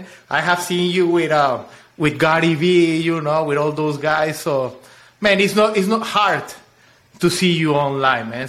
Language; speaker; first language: English; non-native, fluent; Spanish